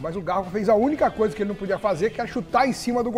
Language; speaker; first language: Portuguese; native; Portuguese